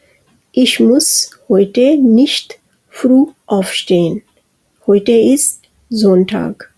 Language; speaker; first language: German; non-native, fluent; Urdu